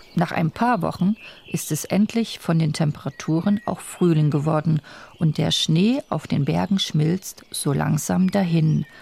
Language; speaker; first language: German; native; German